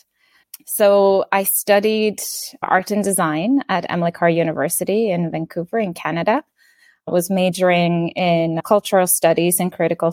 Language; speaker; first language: English; non-native, fluent; Norwegian